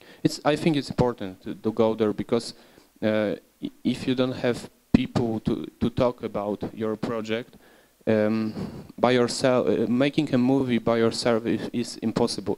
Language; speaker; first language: English; non-native, learner; Polish